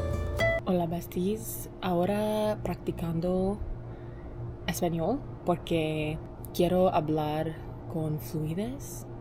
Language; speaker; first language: Spanish; non-native, learner; English